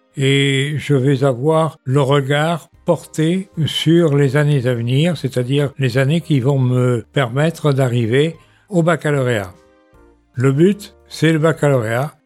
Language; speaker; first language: French; native; French